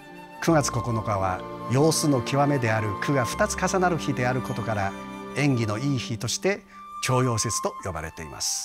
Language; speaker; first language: Japanese; non-native, fluent; Chinese